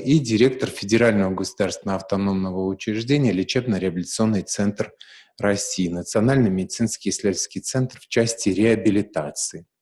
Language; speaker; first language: Russian; native; Russian